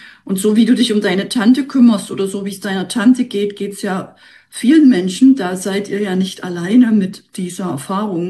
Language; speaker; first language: German; native; German